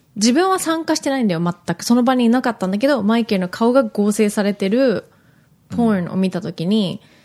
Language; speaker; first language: Japanese; native; Japanese